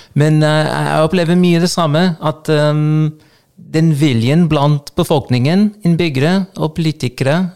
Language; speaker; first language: Norwegian; non-native, fluent; English